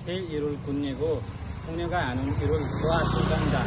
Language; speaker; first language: Korean; non-native, learner; Nepali